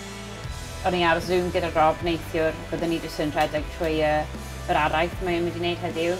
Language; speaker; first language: Welsh; native; Welsh